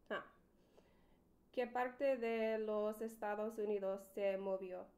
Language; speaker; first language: Spanish; non-native, learner; English